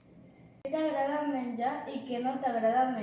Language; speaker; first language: Catalan; non-native, learner; Spanish